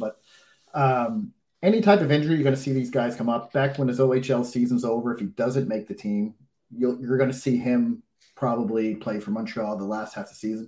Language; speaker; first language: English; native; English